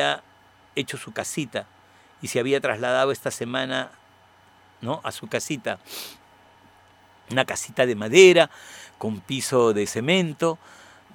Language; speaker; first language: Spanish; native; Spanish